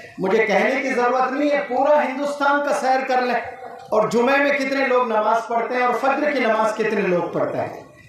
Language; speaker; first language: Urdu; native; Urdu